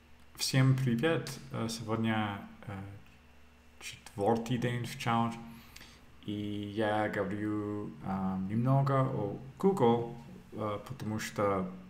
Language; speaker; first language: Russian; non-native, learner; English